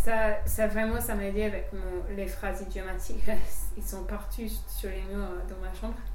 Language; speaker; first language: French; non-native, fluent; English